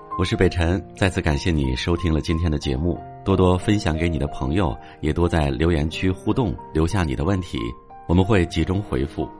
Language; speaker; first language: Chinese; native; Chinese